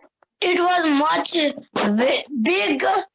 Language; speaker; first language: English; non-native, learner; Hindi